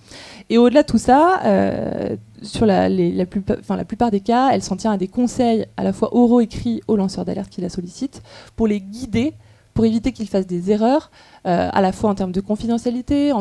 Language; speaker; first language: French; native; French